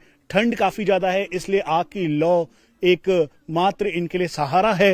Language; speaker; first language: Hindi; native; Hindi